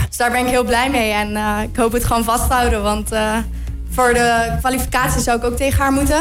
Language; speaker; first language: Dutch; non-native, local second language; Papiamento